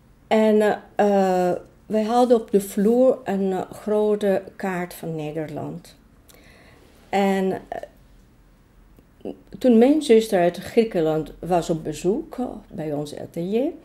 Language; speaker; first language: Dutch; non-native, fluent; Greek